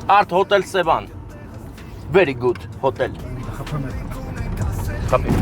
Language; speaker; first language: English; non-native, learner; Armenian